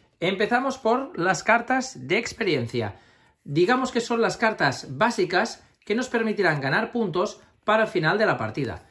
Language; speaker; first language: Spanish; native; Spanish